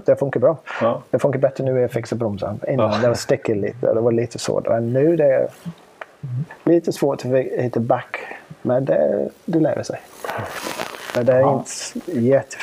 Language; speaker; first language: Swedish; non-native, fluent; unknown